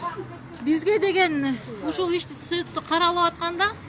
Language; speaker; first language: Kyrgyz; native; Kyrgyz